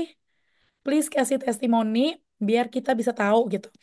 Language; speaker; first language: Indonesian; native; Indonesian